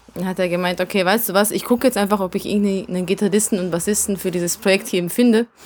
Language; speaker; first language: German; early bilingual, other home language; Hungarian